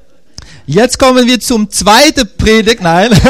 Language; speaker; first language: German; non-native, fluent; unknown